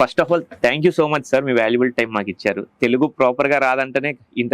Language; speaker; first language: Telugu; native; Telugu